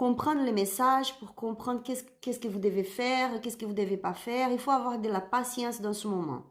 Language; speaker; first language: French; non-native, learner; Spanish